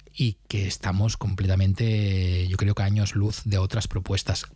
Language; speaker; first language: Spanish; native; Spanish